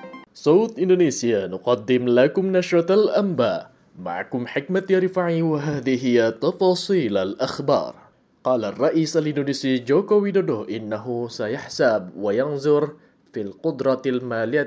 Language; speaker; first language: Arabic; non-native, fluent; Indonesian